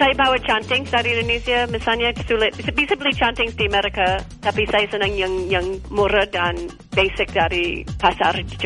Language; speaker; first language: Indonesian; non-native, learner; English